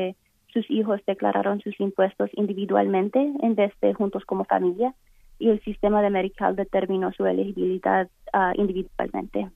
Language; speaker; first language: Spanish; early bilingual, heritage; Spanish